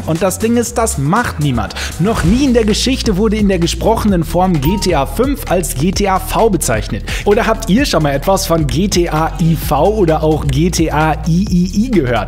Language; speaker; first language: German; native; German